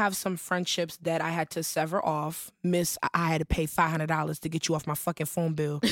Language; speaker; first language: English; early bilingual, other home language; Haitian Creole